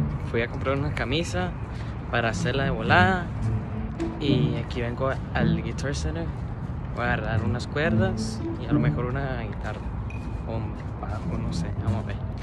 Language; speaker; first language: Spanish; early bilingual, heritage; Spanish